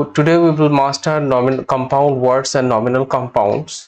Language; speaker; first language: English; non-native, local second language; Bangla